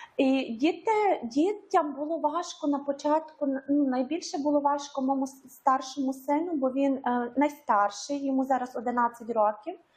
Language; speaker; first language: Ukrainian; native; Ukrainian